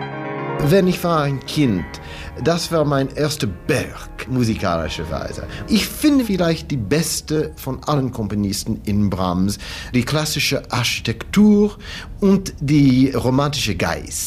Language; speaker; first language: German; non-native, fluent; English